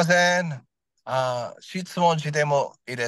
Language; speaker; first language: Japanese; non-native, learner; Filipino